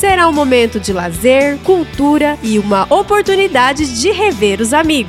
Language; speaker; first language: Portuguese; native; Portuguese